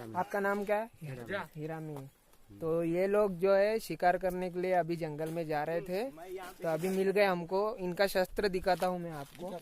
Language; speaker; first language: Hindi; non-native, local second language; Marathi